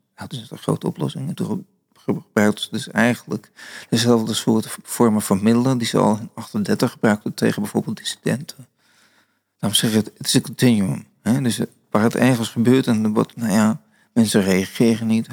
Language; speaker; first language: Dutch; native; Dutch